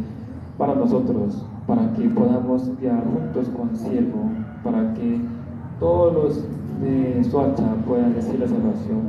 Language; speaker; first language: Spanish; non-native, learner; Korean